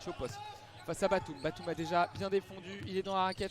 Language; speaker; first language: French; native; French